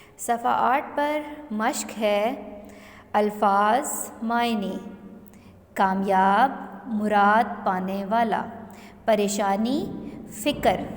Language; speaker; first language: Urdu; native; Urdu